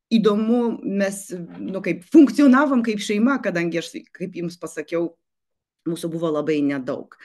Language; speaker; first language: Lithuanian; non-native, fluent; Polish